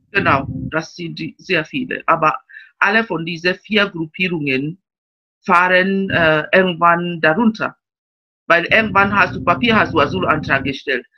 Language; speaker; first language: German; non-native, fluent; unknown